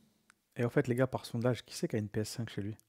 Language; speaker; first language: French; native; French